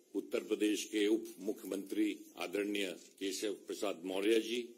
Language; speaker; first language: Hindi; native; Hindi